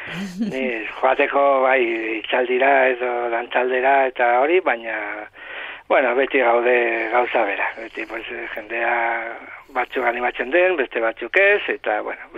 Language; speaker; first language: Basque; non-native, local second language; Spanish